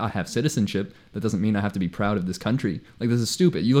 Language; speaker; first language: English; non-native, local second language; Spanish